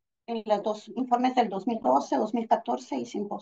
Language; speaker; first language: Spanish; native; Spanish